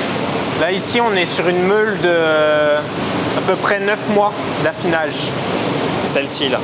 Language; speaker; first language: French; native; French